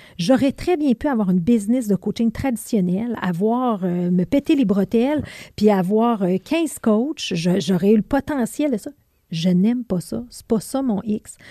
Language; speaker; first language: French; native; French